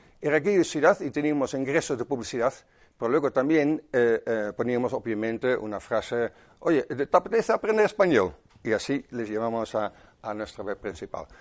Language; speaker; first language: Spanish; non-native, fluent; Dutch